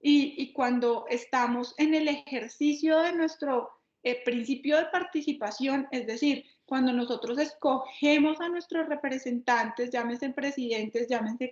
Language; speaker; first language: Spanish; native; Spanish